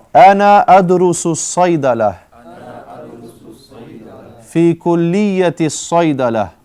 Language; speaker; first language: Arabic; non-native, fluent; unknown